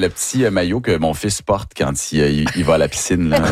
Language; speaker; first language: French; native; French